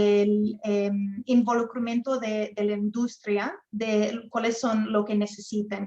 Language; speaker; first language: Spanish; non-native, fluent; English